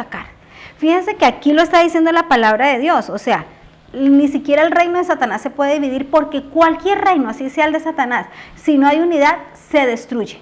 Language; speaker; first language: Spanish; native; Spanish